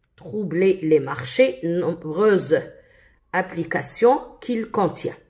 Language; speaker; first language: French; non-native, local second language; Arabic